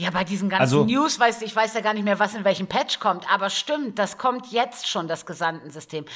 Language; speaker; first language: German; native; German